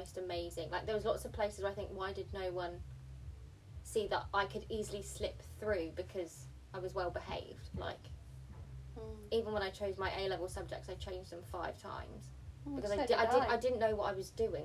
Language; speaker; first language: English; early bilingual, other home language; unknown